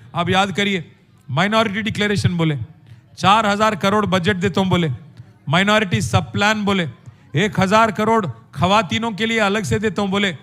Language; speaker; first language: Hindi; non-native, local second language; Telugu